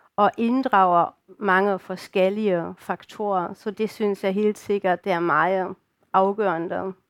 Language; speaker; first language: Danish; non-native, fluent; German